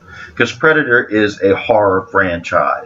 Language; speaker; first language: English; native; English